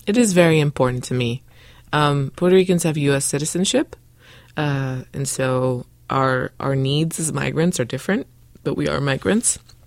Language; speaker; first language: English; early bilingual, other home language; Spanish